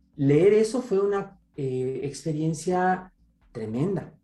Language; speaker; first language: Spanish; native; Spanish